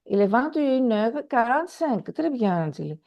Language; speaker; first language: French; non-native, fluent; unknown